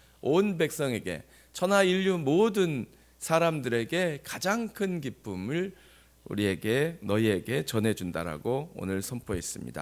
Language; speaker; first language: Korean; native; Korean